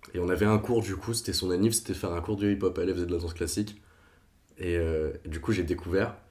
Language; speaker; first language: French; non-native, fluent; Portuguese